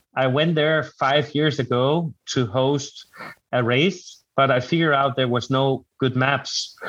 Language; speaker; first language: English; non-native, fluent; Danish